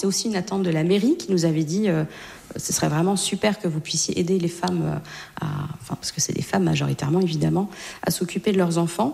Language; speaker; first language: French; native; French